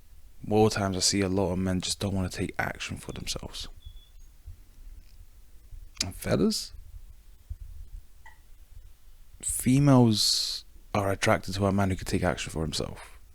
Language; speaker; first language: English; native; English